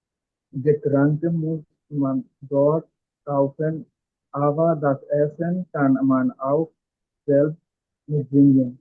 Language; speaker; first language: German; non-native, learner; Bangla